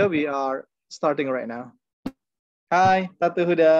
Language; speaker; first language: English; non-native, learner; Indonesian